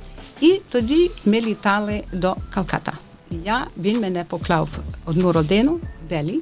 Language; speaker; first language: Ukrainian; early bilingual, heritage; Ukrainian